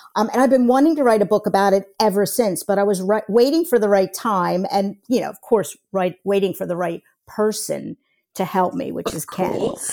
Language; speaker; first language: English; native; English